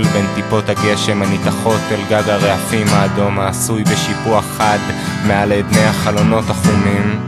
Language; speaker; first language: Hebrew; native; Hebrew